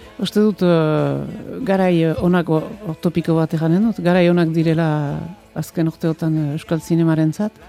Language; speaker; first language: Basque; native; Basque